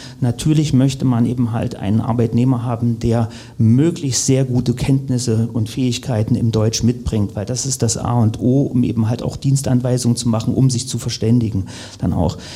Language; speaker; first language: German; native; German